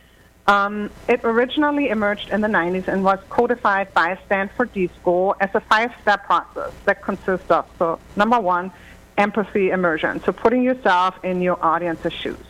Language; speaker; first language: English; non-native, fluent; German